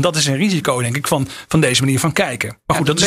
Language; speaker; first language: Dutch; native; Dutch